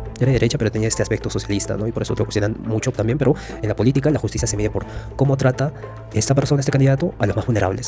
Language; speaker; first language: Spanish; native; Spanish